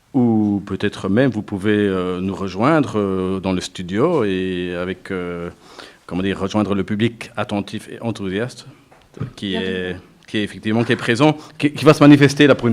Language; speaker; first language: French; native; French